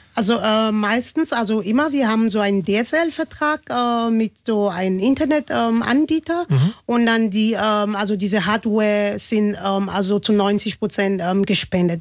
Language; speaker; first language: German; non-native, fluent; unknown